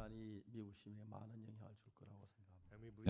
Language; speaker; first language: Korean; native; Korean